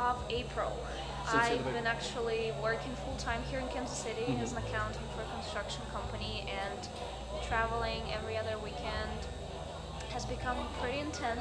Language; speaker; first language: English; non-native, fluent; Russian